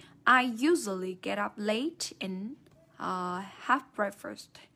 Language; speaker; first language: English; non-native, fluent; Vietnamese